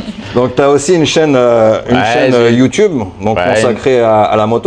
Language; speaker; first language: French; native; French